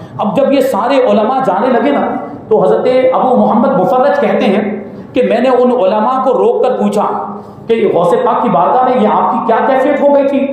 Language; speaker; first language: Urdu; native; Urdu